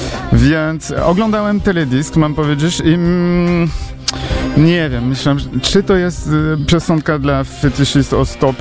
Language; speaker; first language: Polish; non-native, learner; French